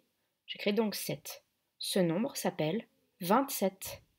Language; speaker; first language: French; native; French